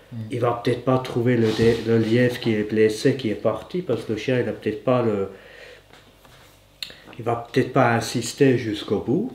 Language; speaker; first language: French; native; French